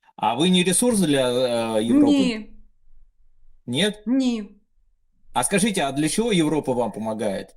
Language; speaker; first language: Russian; native; Russian